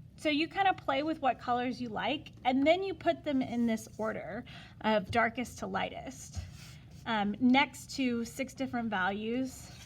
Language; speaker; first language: English; native; English